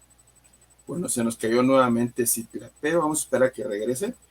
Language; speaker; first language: Spanish; native; Spanish